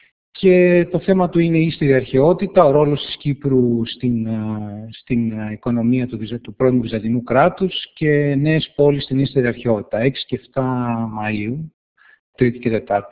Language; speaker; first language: Greek; native; Greek